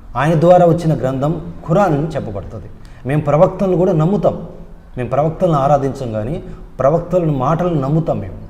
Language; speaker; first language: Telugu; non-native, local second language; Urdu